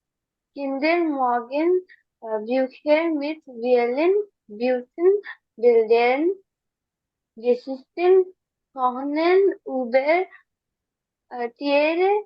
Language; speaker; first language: German; non-native, learner; Hindi